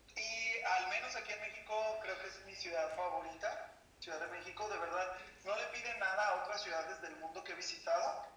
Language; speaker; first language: Spanish; native; Spanish